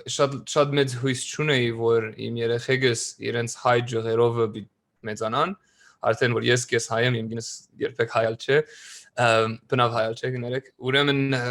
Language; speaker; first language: Armenian; early bilingual, other home language; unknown